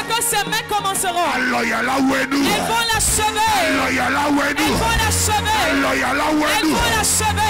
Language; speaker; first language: French; non-native, local second language; Ewe